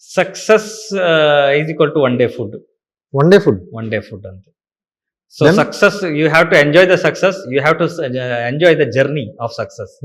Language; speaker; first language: Telugu; non-native, learner; Kannada